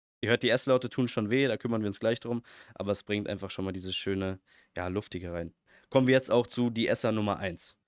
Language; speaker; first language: German; native; German